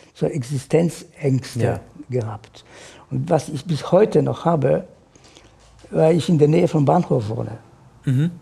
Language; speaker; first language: German; non-native, fluent; Polish